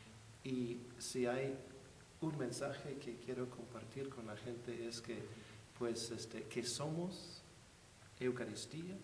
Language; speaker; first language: Spanish; non-native, fluent; English